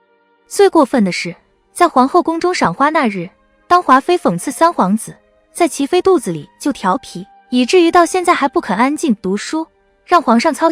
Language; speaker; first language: Chinese; native; Chinese